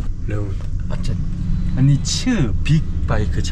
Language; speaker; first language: Thai; non-native, learner; Korean